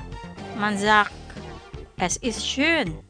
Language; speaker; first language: German; non-native, fluent; Indonesian